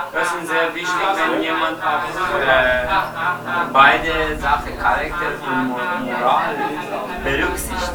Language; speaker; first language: German; non-native, learner; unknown